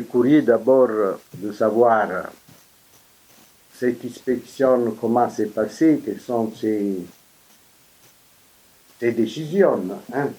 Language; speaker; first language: French; non-native, fluent; Italian